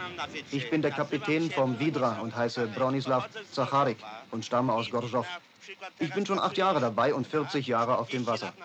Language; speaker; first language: German; native; German